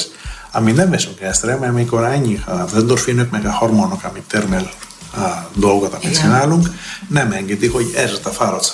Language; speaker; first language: Hungarian; non-native, fluent; Greek